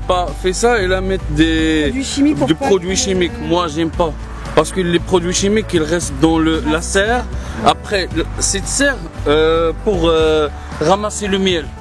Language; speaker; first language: French; non-native, learner; Arabic